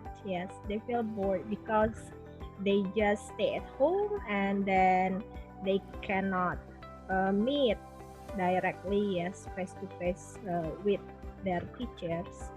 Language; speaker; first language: English; non-native, local second language; Indonesian